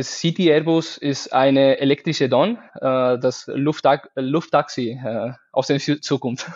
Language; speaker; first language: German; non-native, learner; Spanish